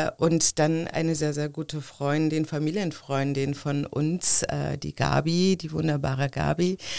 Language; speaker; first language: German; early bilingual, other home language; Turkish